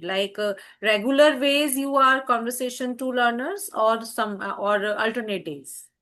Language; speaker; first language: English; non-native, fluent; Hindi